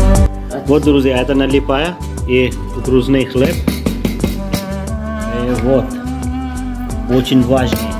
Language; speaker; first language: Russian; non-native, learner; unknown